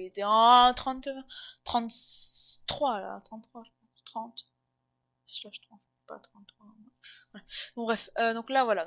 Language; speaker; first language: French; native; French